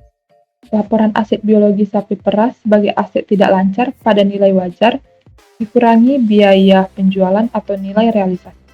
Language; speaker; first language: Indonesian; native; Indonesian